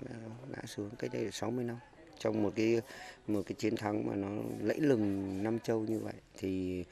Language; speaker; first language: Vietnamese; native; Vietnamese